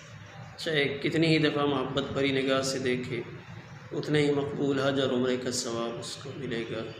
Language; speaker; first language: Urdu; native; Urdu